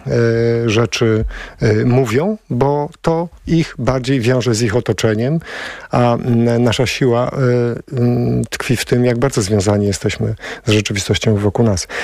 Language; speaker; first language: Polish; native; Polish